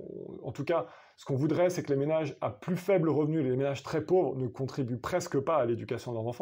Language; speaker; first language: French; native; French